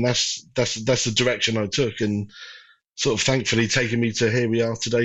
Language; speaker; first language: English; native; English